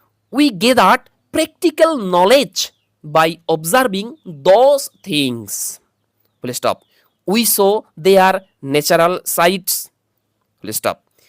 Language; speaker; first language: English; non-native, local second language; Bangla